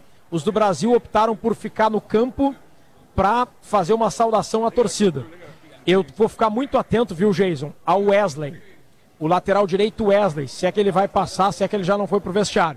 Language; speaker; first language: Portuguese; native; Portuguese